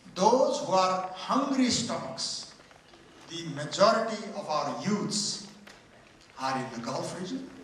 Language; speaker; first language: English; non-native, local second language; Nepali